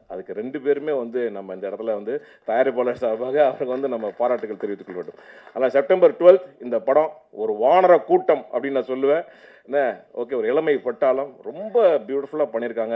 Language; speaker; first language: Tamil; native; Tamil